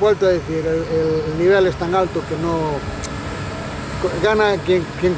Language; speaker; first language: Spanish; native; Spanish